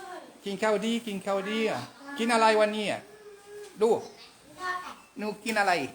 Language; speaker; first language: Thai; non-native, learner; French